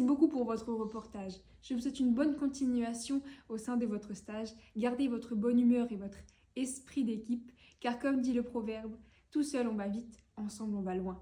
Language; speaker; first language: French; native; French